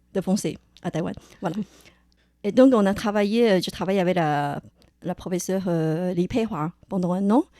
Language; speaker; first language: French; non-native, fluent; Chinese